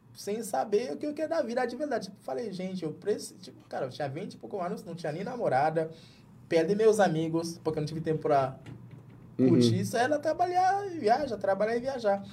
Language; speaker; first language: Portuguese; non-native, fluent; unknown